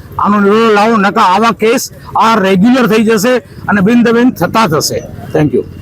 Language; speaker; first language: Gujarati; non-native, local second language; Sindhi